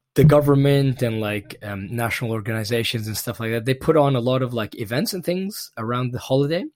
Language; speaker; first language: English; non-native, local second language; Urdu